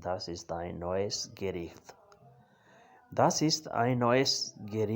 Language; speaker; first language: German; non-native, learner; Urdu